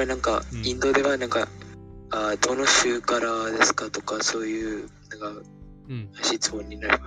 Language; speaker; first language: Japanese; non-native, fluent; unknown